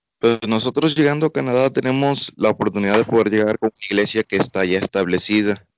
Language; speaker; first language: Spanish; native; Spanish